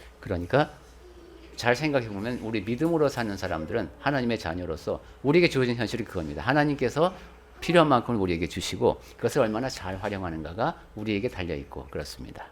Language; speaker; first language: Korean; native; Korean